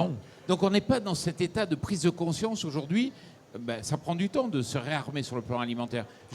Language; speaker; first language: French; native; French